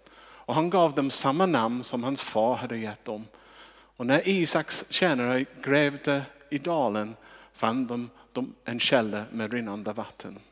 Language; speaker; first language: Swedish; non-native, fluent; English